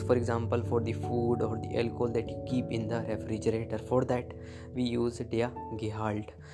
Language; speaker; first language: English; non-native, local second language; Hindi